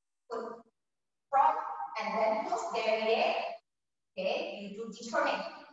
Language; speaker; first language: English; non-native, fluent; Indonesian